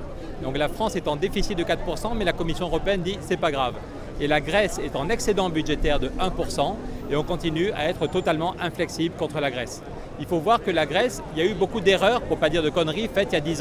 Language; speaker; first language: French; native; French